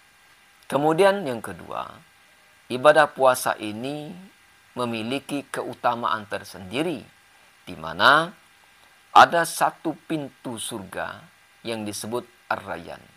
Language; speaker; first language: Indonesian; native; Indonesian